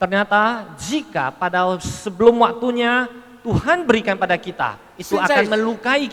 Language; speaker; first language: Indonesian; native; Indonesian